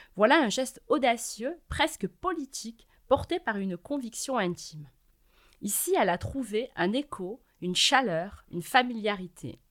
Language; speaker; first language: French; native; French